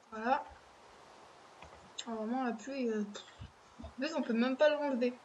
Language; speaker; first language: French; native; French